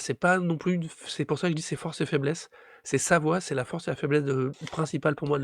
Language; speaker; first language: French; native; French